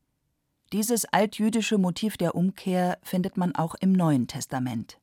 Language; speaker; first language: German; native; German